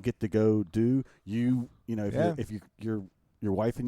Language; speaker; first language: English; native; English